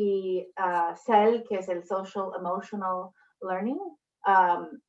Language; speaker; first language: Spanish; non-native, fluent; English